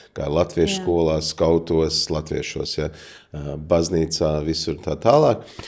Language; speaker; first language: Latvian; early bilingual, heritage; Latvian